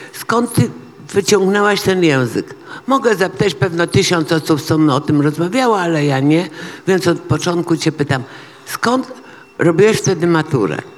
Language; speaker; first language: Polish; native; Polish